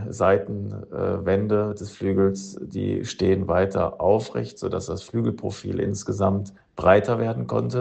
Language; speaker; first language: German; native; German